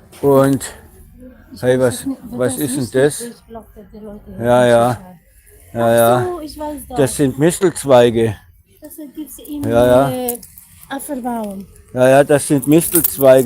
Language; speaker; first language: German; native; German